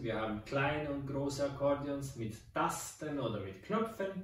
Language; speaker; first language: German; non-native, fluent; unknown